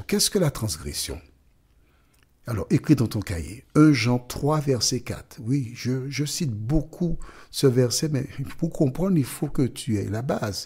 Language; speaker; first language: French; native; French